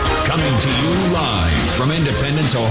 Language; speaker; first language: English; native; English